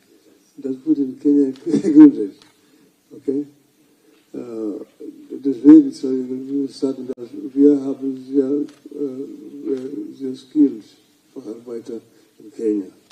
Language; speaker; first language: German; non-native, fluent; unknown